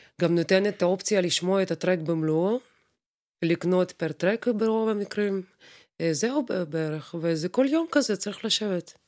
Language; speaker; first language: Hebrew; non-native, fluent; Russian